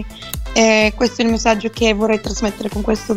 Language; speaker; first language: Italian; non-native, fluent; Bulgarian